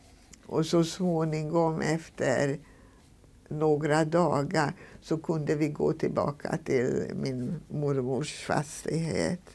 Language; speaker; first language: Swedish; non-native, fluent; Hungarian